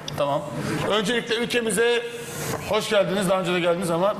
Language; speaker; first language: Turkish; native; Turkish